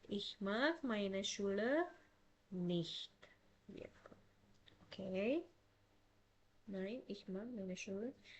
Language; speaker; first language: German; non-native, fluent; Indonesian